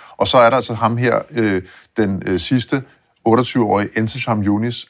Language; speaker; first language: Danish; native; Danish